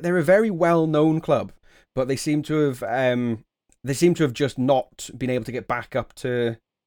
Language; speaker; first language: English; native; English